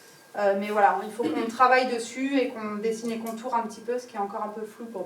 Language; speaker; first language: French; native; French